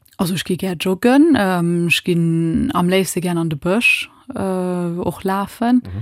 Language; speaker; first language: Luxembourgish; early bilingual, other home language; Italian